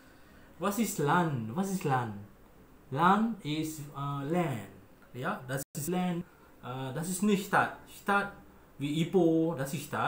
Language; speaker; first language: German; non-native, learner; Malay